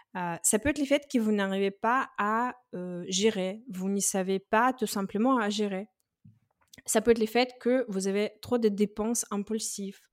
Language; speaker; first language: French; non-native, fluent; Russian